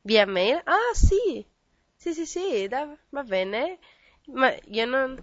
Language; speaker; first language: Italian; non-native, learner; Spanish